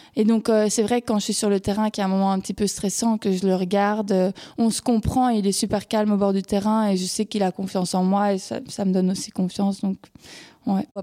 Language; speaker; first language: French; native; French